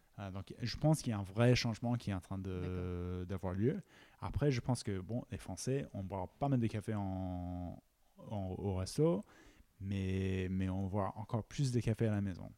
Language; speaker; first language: French; non-native, fluent; English